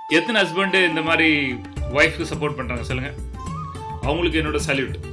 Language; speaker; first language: Tamil; native; Tamil